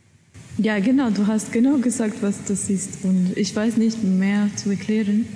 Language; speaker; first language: German; non-native, learner; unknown